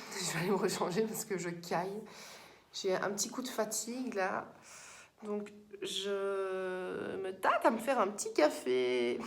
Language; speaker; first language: French; native; French